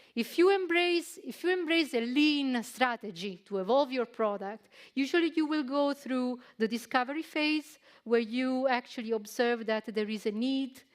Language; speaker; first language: English; non-native, fluent; Italian